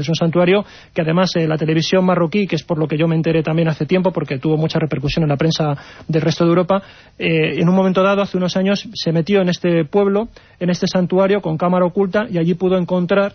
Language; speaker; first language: Spanish; native; Spanish